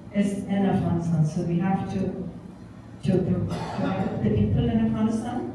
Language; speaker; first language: English; non-native, fluent; Persian